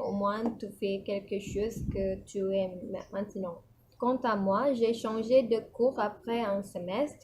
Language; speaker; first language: French; non-native, learner; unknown